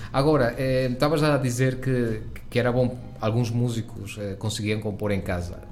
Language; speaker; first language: Portuguese; early bilingual, heritage; Spanish